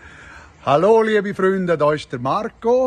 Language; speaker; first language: German; native; German